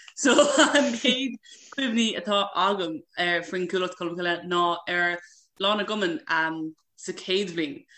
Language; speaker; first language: Irish; non-native, local second language; English